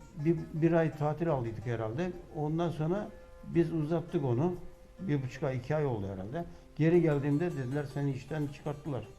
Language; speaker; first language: Turkish; native; Turkish